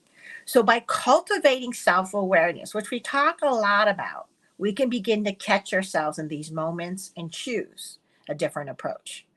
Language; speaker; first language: English; early bilingual, other home language; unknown